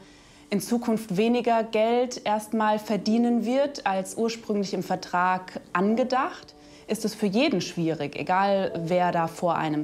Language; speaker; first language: German; native; German